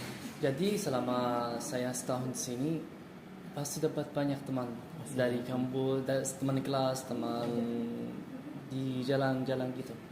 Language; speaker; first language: Indonesian; non-native, learner; Arabic